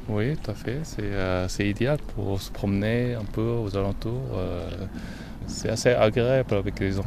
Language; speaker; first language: French; non-native, fluent; Korean